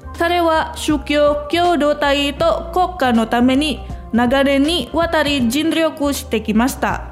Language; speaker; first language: Japanese; non-native, fluent; Indonesian